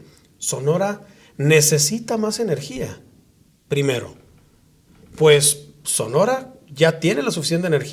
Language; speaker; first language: Spanish; native; Spanish